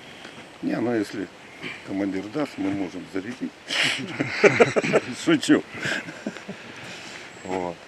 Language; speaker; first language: Russian; native; Russian